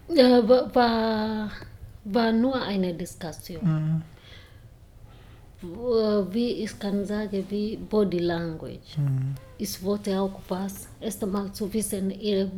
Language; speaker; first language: German; non-native, learner; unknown